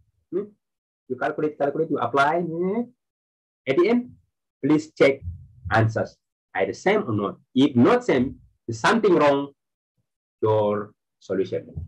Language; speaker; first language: English; non-native, local second language; Malay